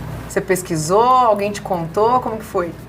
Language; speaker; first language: Portuguese; native; Portuguese